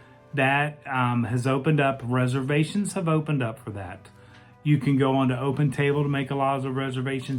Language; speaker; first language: English; native; English